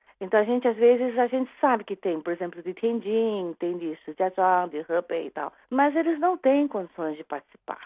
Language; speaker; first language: Portuguese; native; Portuguese